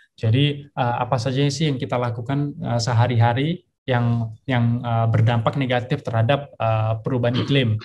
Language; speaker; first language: Indonesian; early bilingual, heritage; Indonesian